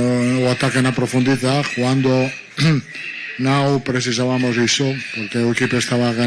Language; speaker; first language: Portuguese; non-native, learner; Italian